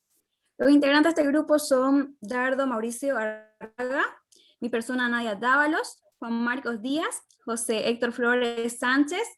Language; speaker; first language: Spanish; native; Spanish